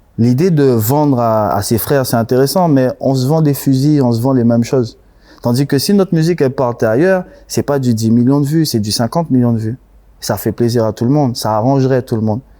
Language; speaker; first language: French; native; French